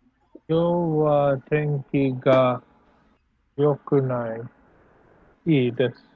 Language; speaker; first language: Japanese; non-native, learner; English